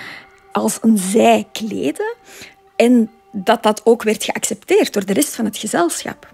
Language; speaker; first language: Dutch; native; Dutch